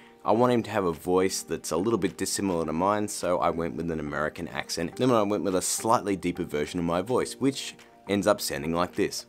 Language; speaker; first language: English; native; English